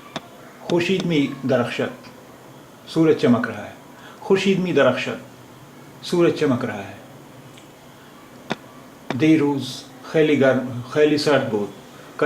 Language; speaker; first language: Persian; non-native, fluent; Urdu